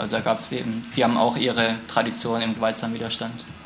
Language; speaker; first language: German; native; German